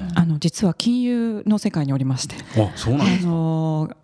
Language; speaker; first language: Japanese; early bilingual, other home language; English